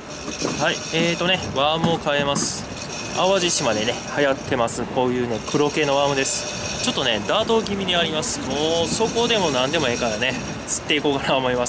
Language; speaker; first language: Japanese; native; Japanese